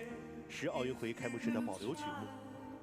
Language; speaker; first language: Chinese; native; Chinese